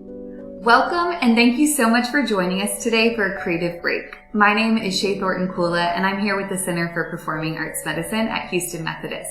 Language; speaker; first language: English; native; English